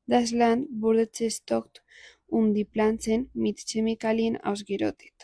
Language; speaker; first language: German; non-native, learner; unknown